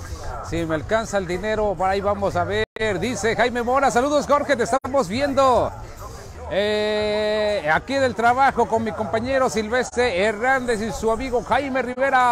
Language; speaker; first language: Spanish; native; Spanish